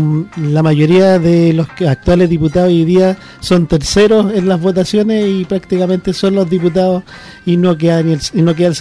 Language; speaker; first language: Spanish; native; Spanish